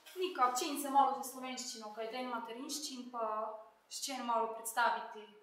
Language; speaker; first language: Slovenian; non-native, local second language; Romany